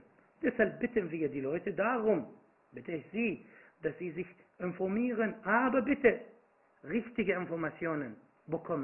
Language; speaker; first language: German; non-native, fluent; Arabic